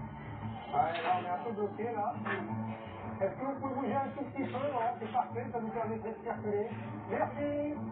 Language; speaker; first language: French; native; French